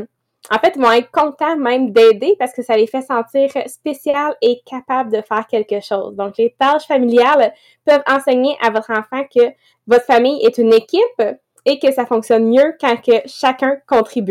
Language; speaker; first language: French; native; French